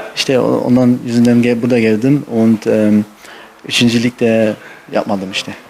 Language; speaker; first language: Turkish; non-native, learner; Arabic